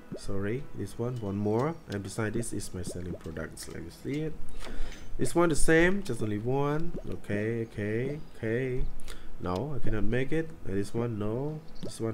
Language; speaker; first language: English; non-native, learner; Khmer